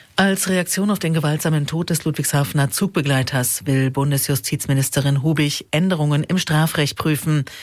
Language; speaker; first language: German; native; German